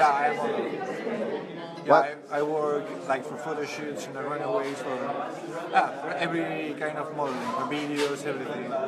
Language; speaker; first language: English; non-native, fluent; Spanish